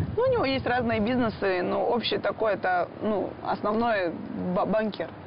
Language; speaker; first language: Russian; non-native, fluent; Georgian